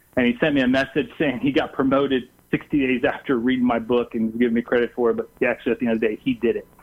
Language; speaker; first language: English; non-native, fluent; Portuguese